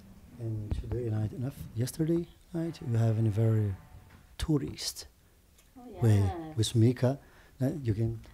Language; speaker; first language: English; non-native, learner; Portuguese